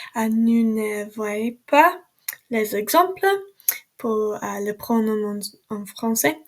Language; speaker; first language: French; non-native, learner; English